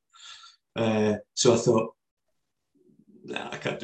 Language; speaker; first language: English; native; English